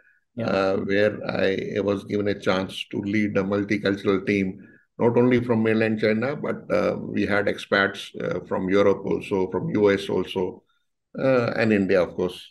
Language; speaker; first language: English; non-native, local second language; Hindi